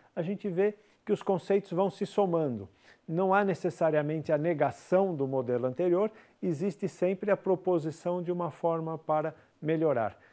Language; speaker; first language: Portuguese; native; Portuguese